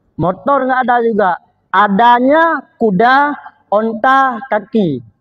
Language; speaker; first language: Malay; non-native, local second language; Achinese